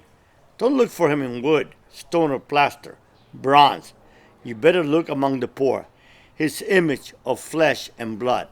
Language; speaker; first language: English; early bilingual, other home language; Spanish